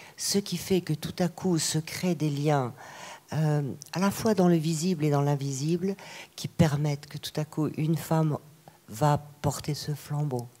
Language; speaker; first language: French; native; French